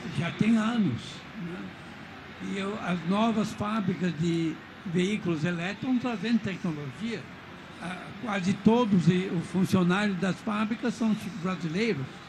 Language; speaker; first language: Portuguese; non-native, fluent; Chinese